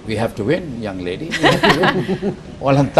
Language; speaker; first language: English; non-native, local second language; Filipino